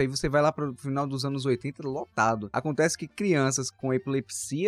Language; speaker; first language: Portuguese; native; Portuguese